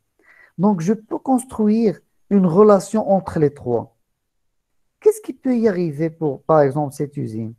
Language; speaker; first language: French; non-native, local second language; Arabic